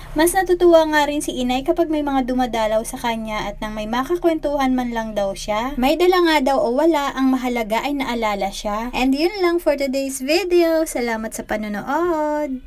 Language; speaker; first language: Filipino; native; Filipino